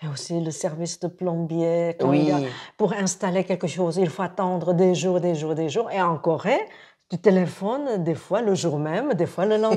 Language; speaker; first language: French; non-native, fluent; Korean